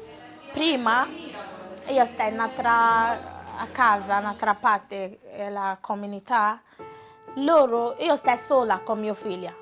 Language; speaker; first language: Italian; non-native, learner; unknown